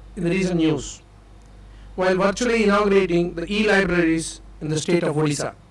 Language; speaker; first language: English; non-native, local second language; Tamil